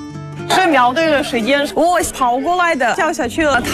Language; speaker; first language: Chinese; non-native, fluent; Russian